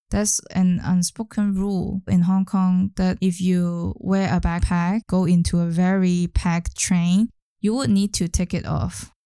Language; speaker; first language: English; non-native, local second language; Cantonese